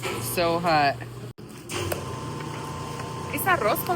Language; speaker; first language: Spanish; non-native, learner; English